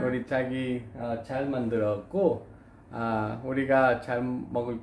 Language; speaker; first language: Korean; non-native, learner; Spanish